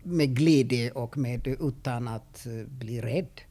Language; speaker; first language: Swedish; non-native, fluent; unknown